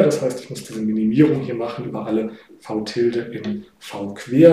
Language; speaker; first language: German; native; German